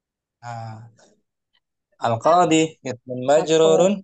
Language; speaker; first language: Arabic; non-native, fluent; Indonesian